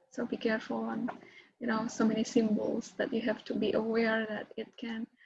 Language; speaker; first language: English; non-native, fluent; Indonesian